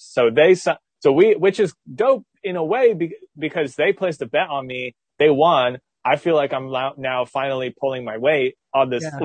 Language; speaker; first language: English; native; English